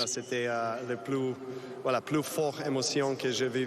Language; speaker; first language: French; non-native, learner; Serbian